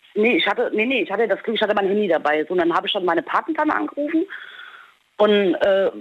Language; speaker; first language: German; native; German